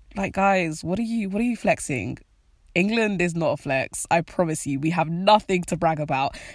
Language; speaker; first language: English; native; English